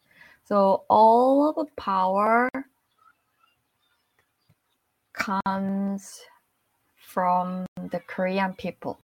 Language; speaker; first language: English; non-native, fluent; Korean